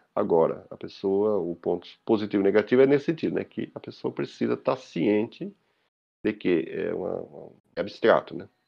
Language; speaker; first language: Portuguese; native; Portuguese